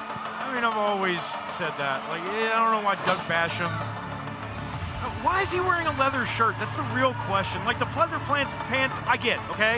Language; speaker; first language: English; native; English